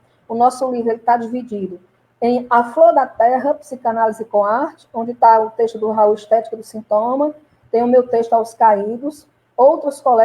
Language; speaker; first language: Portuguese; native; Portuguese